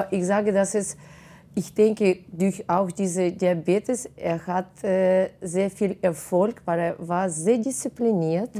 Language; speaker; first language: German; non-native, fluent; Russian